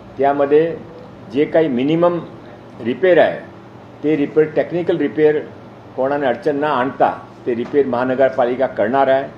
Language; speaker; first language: Marathi; non-native, local second language; Hindi